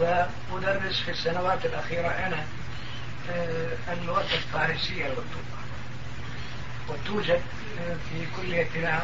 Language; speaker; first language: Arabic; non-native, fluent; Turkish